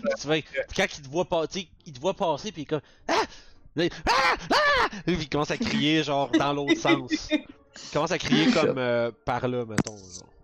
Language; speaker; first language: French; native; French